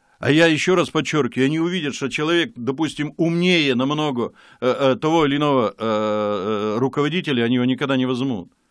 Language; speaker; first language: Russian; native; Russian